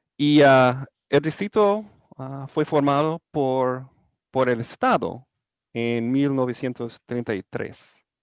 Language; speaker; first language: Spanish; non-native, learner; English